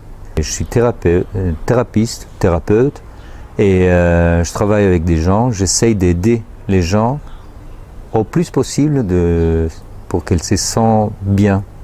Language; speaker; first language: French; non-native, fluent; Spanish